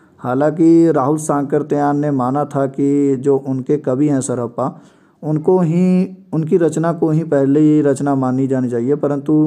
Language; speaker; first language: Hindi; non-native, local second language; Punjabi